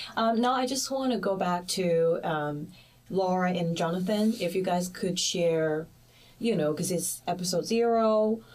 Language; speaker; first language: English; early bilingual, other home language; Chinese